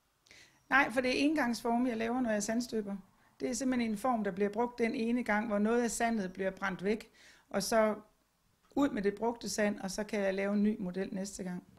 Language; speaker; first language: Danish; native; Danish